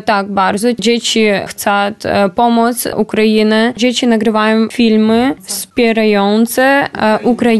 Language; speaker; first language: Polish; non-native, learner; Ukrainian